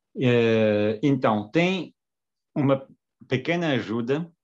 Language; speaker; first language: Portuguese; non-native, fluent; French